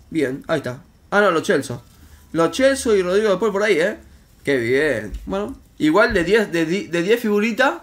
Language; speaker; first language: Spanish; native; Spanish